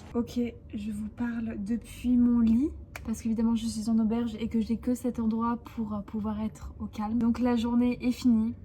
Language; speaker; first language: French; native; French